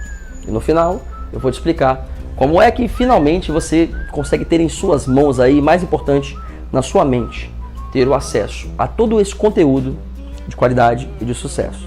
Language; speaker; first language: Portuguese; native; Portuguese